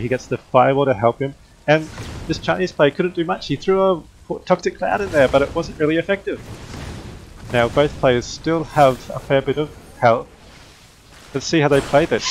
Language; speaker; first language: English; native; English